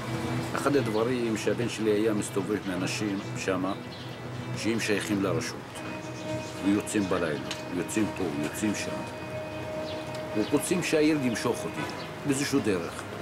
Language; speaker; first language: Hebrew; non-native, fluent; Arabic